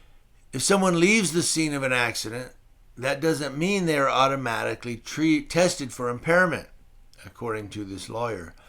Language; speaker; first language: English; native; English